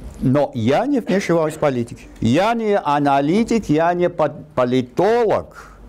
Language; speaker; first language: Russian; non-native, fluent; English